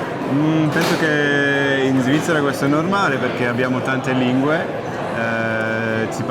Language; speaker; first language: Italian; non-native, local second language; French